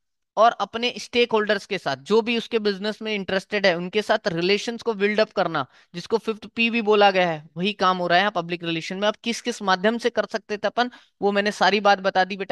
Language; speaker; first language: Hindi; native; Hindi